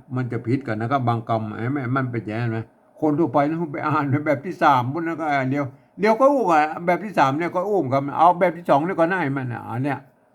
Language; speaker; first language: Thai; native; Thai